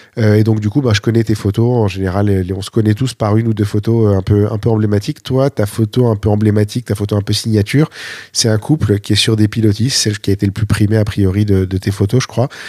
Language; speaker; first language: French; native; French